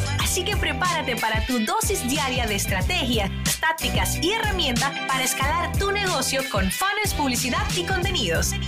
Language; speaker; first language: Spanish; native; Spanish